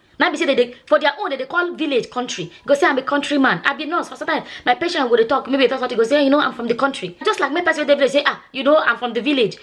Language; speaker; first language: Nigerian Pidgin; non-native, local second language; Igbo